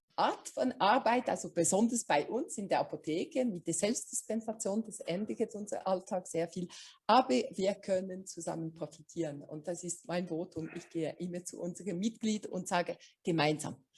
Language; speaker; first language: German; non-native, local second language; French